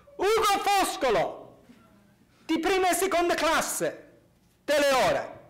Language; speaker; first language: Italian; non-native, fluent; English